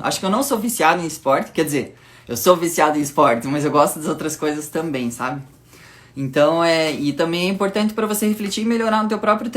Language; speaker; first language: Portuguese; native; Portuguese